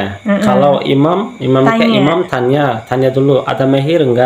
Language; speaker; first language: Indonesian; non-native, learner; Turkish